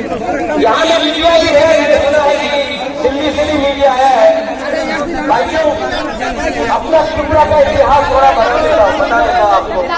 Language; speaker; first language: Hindi; non-native, local second language; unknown